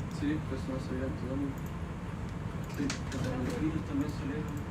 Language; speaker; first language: Spanish; native; Spanish